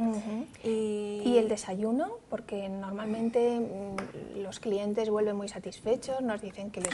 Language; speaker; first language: Spanish; native; Spanish